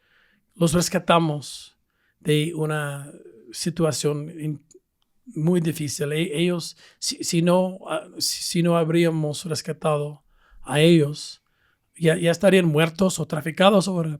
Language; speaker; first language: Spanish; non-native, fluent; English